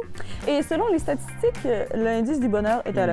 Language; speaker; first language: French; native; French